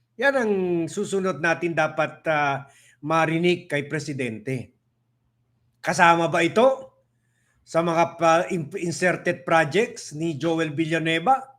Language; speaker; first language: Filipino; native; Filipino